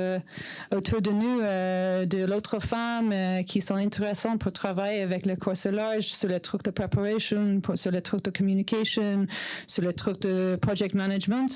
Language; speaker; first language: French; non-native, learner; English